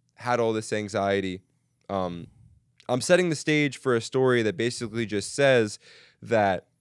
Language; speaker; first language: English; native; English